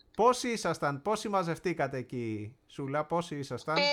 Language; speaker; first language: Greek; native; Greek